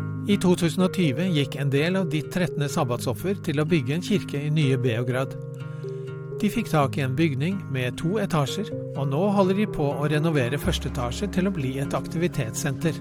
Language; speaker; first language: Norwegian; native; Norwegian